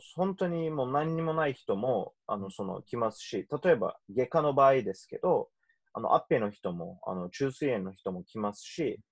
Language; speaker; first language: Japanese; non-native, fluent; Turkish